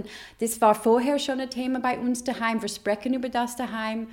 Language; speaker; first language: German; non-native, learner; English